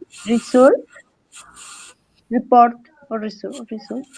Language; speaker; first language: English; non-native, learner; Spanish